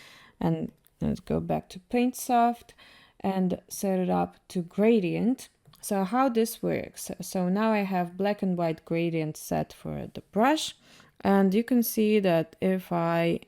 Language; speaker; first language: English; non-native, fluent; Russian